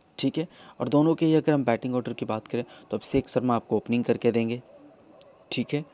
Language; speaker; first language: Hindi; native; Hindi